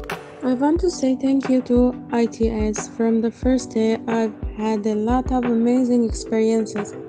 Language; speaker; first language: English; non-native, fluent; Persian